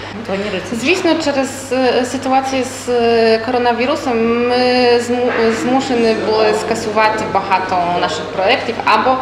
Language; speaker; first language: Ukrainian; non-native, fluent; Polish